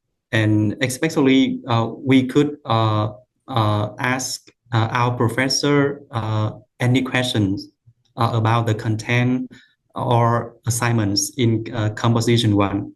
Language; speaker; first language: English; non-native, learner; Vietnamese